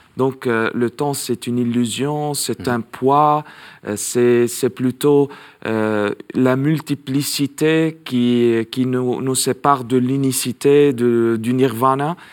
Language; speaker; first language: French; non-native, local second language; Arabic